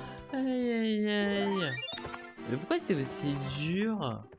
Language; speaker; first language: French; native; French